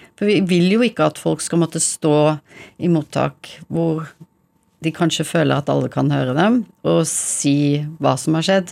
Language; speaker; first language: Norwegian; early bilingual, heritage; English